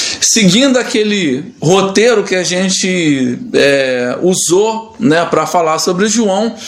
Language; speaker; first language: Portuguese; native; Portuguese